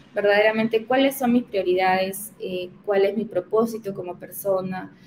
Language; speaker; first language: Spanish; native; Spanish